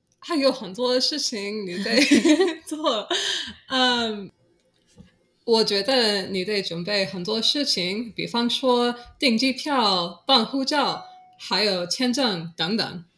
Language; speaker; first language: Chinese; non-native, learner; English